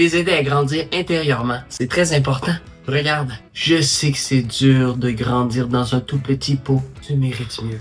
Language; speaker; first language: French; native; French